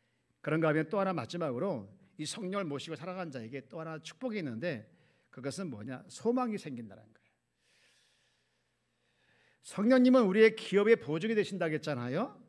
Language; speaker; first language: Korean; native; Korean